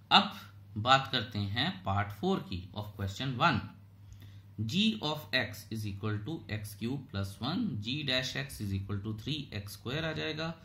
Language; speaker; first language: Hindi; native; Hindi